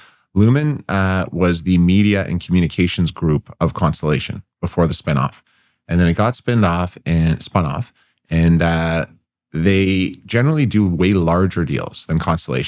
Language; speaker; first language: English; native; English